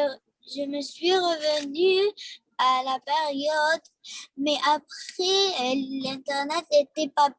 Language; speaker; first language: French; non-native, learner; Arabic